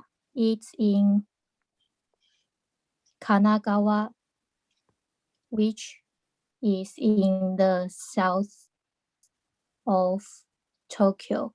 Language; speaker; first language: English; non-native, learner; Chinese